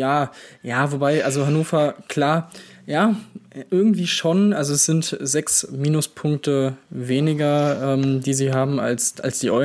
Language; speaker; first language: German; native; German